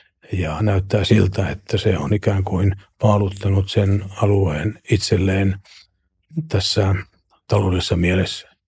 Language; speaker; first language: Finnish; native; Finnish